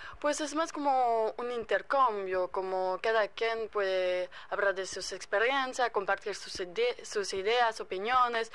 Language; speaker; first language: Spanish; non-native, fluent; French